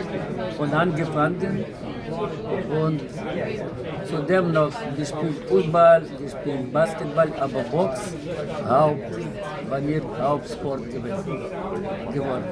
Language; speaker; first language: German; non-native, learner; Ukrainian